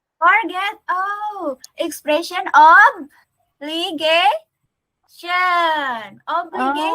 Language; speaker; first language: English; non-native, learner; Indonesian